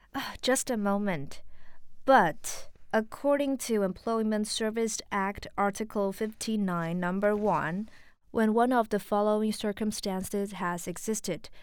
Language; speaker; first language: English; non-native, local second language; Filipino